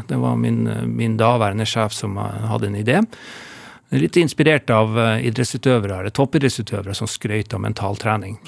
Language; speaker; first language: Norwegian; native; Norwegian